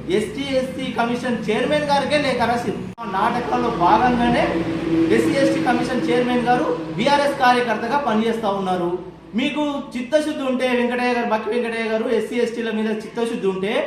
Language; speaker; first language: Telugu; native; Telugu